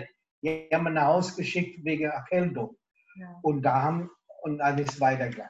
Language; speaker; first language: German; non-native, local second language; Italian